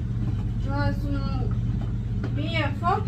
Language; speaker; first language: Norwegian; non-native, learner; Thai